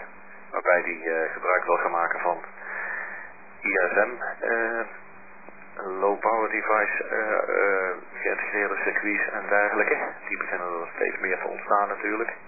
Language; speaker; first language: Dutch; native; Dutch